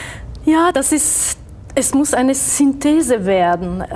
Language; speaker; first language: German; non-native, fluent; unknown